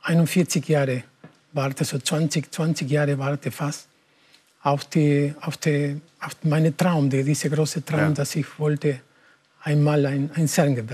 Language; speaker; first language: German; non-native, learner; Spanish